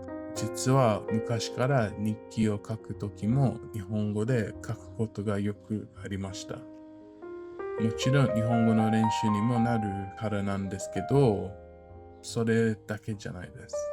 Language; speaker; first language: Japanese; non-native, fluent; English